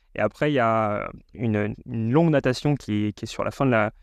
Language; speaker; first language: French; native; French